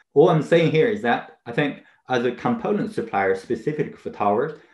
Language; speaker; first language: English; non-native, fluent; Chinese